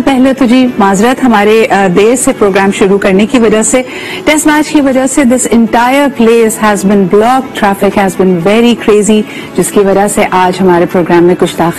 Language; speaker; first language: Urdu; native; Urdu